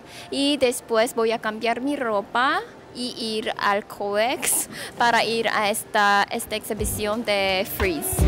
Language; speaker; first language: Spanish; non-native, fluent; Korean